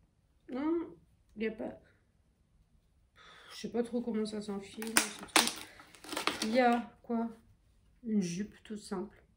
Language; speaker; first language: French; native; French